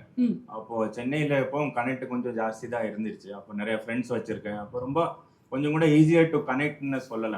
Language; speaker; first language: Tamil; non-native, local second language; Malayalam